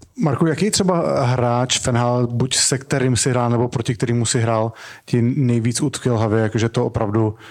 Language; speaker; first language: Czech; native; Czech